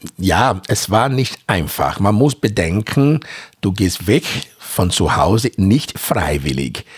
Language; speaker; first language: German; non-native, fluent; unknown